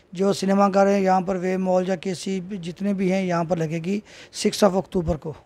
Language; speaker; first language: Hindi; native; Hindi